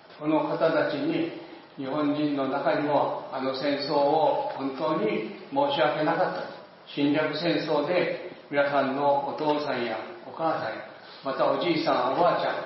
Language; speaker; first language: Japanese; native; Japanese